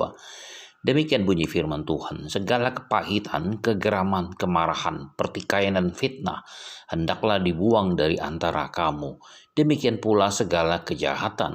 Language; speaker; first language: Indonesian; native; Indonesian